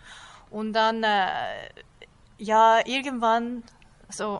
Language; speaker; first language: German; non-native, fluent; Japanese